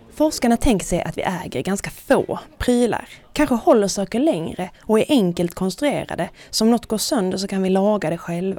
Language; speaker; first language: Swedish; native; Swedish